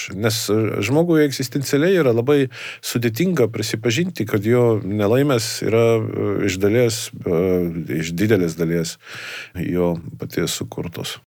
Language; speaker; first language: Lithuanian; non-native, fluent; Estonian